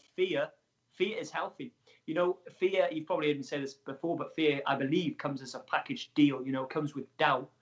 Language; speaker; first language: English; native; English